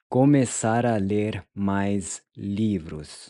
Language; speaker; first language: Portuguese; non-native, fluent; English